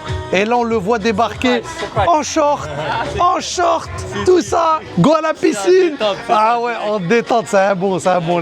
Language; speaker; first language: French; native; French